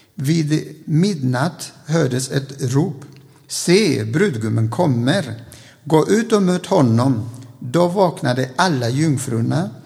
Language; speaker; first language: Swedish; non-native, fluent; Spanish